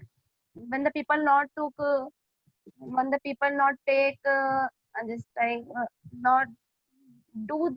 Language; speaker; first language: English; non-native, learner; Hindi